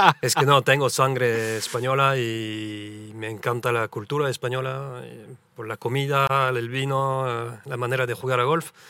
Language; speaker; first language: Spanish; early bilingual, heritage; French